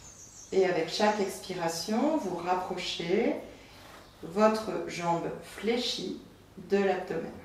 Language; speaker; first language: French; native; French